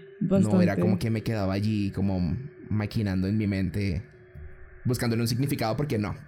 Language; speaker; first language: Spanish; native; Spanish